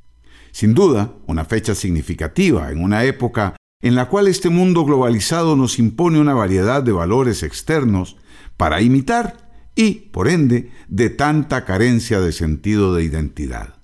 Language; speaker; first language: Spanish; native; Spanish